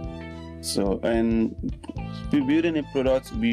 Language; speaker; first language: English; non-native, local second language; Yoruba